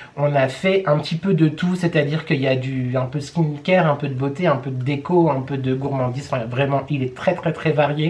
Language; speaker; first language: French; native; French